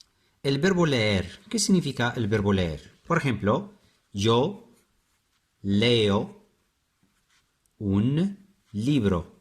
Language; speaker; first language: Spanish; non-native, fluent; Arabic